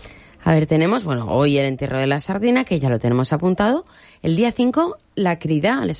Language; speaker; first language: Spanish; native; Spanish